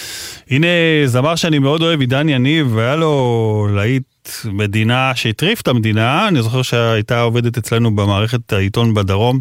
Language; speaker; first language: Hebrew; native; Hebrew